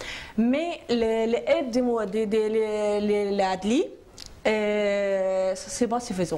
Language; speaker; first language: French; non-native, learner; Arabic